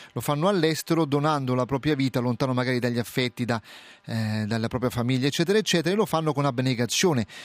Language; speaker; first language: Italian; native; Italian